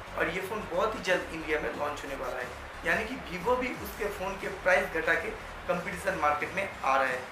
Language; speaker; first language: Hindi; non-native, local second language; Bangla